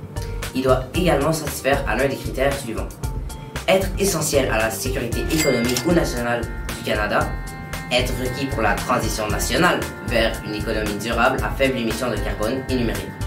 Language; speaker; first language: French; native; French